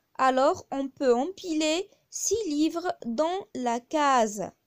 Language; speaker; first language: French; non-native, local second language; Arabic